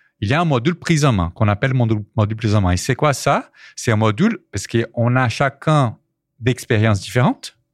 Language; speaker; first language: French; non-native, fluent; Portuguese